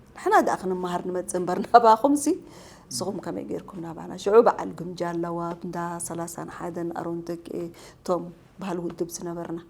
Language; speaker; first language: Tigrinya; non-native, local second language; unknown